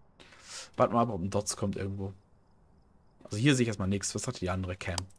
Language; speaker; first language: German; native; German